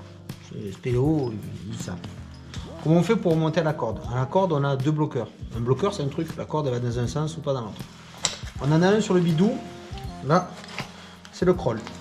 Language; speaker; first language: French; native; French